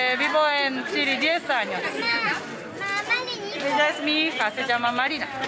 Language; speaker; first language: Spanish; non-native, learner; Japanese